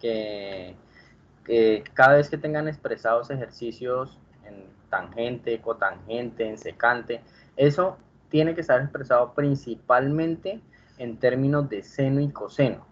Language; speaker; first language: Spanish; native; Spanish